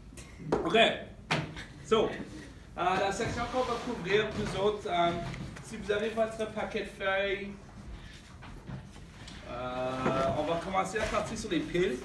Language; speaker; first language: French; native; French